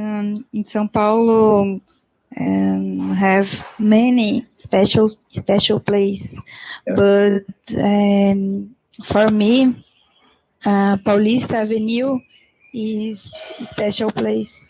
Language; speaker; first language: English; non-native, learner; Portuguese